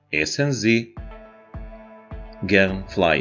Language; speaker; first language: German; non-native, fluent; Macedonian